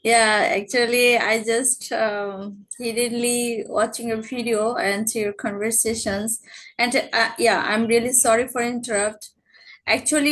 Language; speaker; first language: English; non-native, learner; Bangla